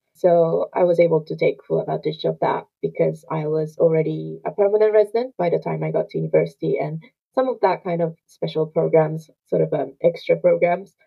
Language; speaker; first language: English; non-native, fluent; Japanese